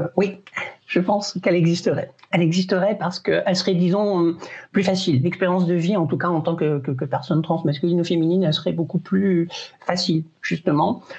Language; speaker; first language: French; native; French